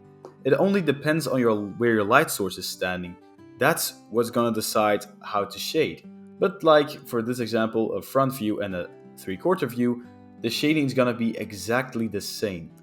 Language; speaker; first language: English; non-native, fluent; Dutch